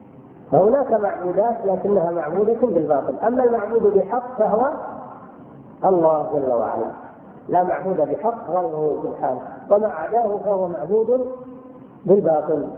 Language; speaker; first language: Arabic; native; Arabic